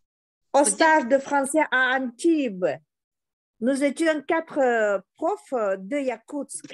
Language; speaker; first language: French; non-native, fluent; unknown